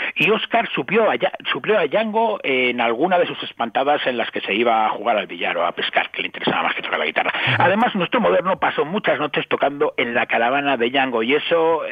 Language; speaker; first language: Spanish; native; Spanish